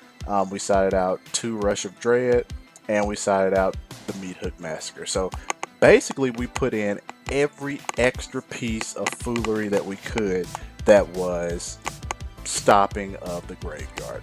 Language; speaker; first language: English; native; English